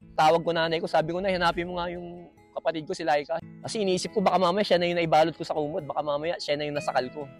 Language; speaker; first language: Filipino; native; Filipino